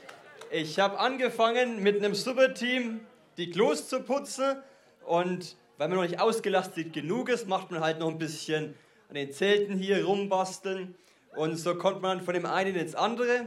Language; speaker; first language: German; native; German